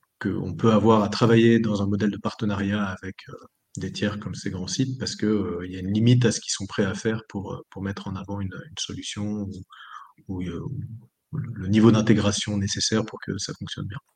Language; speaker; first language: French; native; French